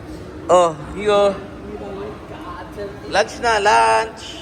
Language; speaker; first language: English; non-native, fluent; Filipino